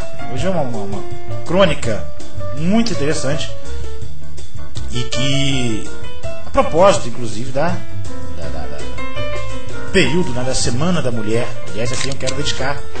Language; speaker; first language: Portuguese; native; Portuguese